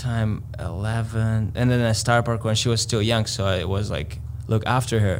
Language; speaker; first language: English; non-native, fluent; Latvian